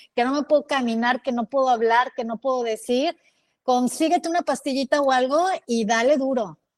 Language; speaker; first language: Spanish; native; Spanish